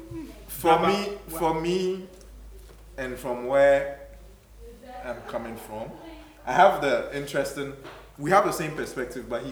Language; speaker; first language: English; non-native, local second language; Akan